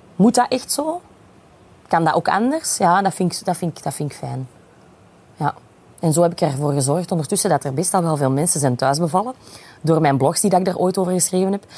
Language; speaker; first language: Dutch; native; Dutch